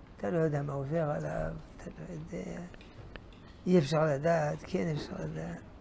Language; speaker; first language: Hebrew; non-native, fluent; French